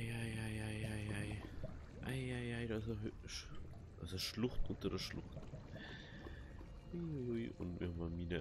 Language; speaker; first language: German; native; German